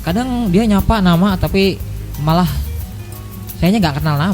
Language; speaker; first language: Indonesian; native; Indonesian